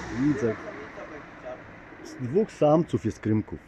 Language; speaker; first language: Polish; native; Polish